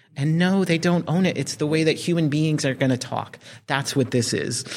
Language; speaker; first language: English; native; English